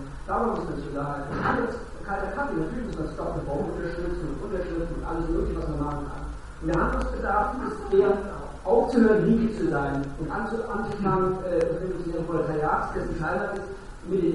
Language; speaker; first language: German; native; German